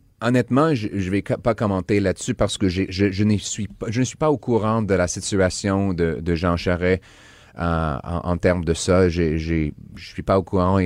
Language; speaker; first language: French; non-native, local second language; English